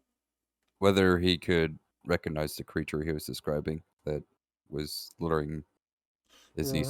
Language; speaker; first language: English; native; English